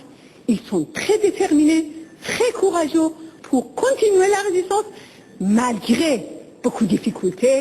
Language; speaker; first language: French; non-native, fluent; Persian